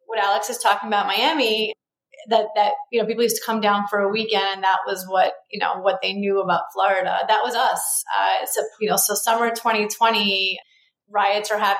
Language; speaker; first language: English; native; English